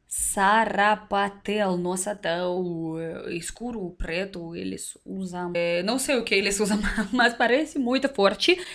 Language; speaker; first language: Portuguese; non-native, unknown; Russian